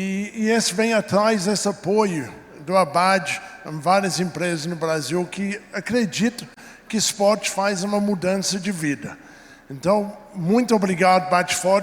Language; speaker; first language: Portuguese; non-native, fluent; English